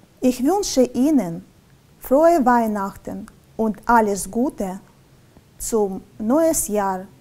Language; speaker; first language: German; non-native, learner; Russian